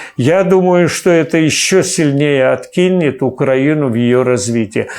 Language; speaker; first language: Russian; non-native, local second language; Crimean Tatar